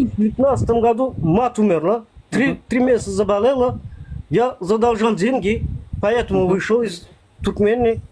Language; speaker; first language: Russian; non-native, local second language; Turkmen